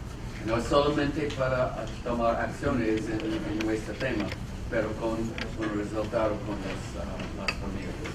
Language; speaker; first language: Spanish; non-native, fluent; English